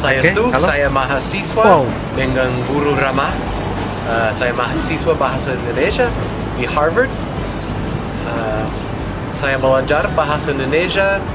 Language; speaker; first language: Indonesian; non-native, learner; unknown